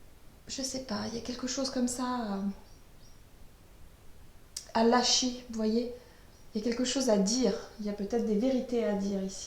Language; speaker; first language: French; native; French